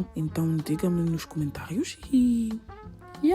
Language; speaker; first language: Portuguese; non-native, learner; French